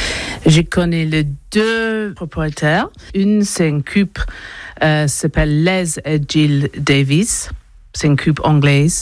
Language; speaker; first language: French; non-native, learner; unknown